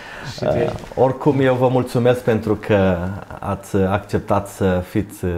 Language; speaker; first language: Romanian; native; Romanian